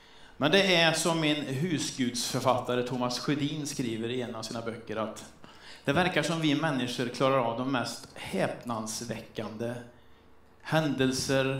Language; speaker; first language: Swedish; native; Swedish